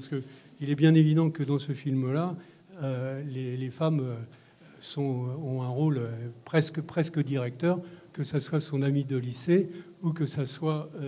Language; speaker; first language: French; native; French